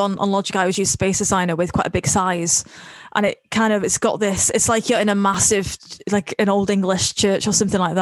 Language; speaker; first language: English; native; English